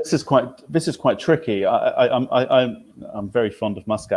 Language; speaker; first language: English; native; English